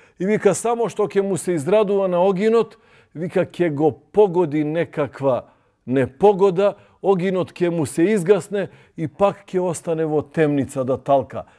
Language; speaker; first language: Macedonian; non-native, local second language; Albanian